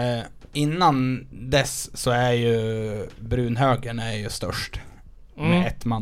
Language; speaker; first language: Swedish; native; Swedish